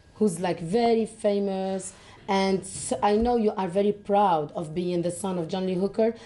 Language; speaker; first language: English; non-native, fluent; Arabic